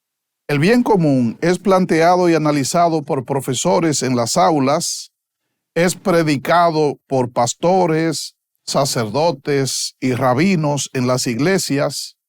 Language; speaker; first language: Spanish; native; Spanish